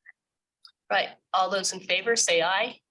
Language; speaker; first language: English; native; English